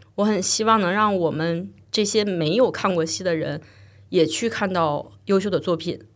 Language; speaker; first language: Chinese; native; Chinese